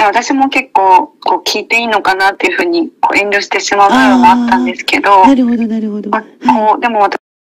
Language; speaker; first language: Japanese; native; Japanese